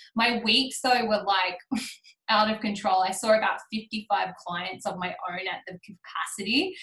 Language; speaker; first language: English; native; English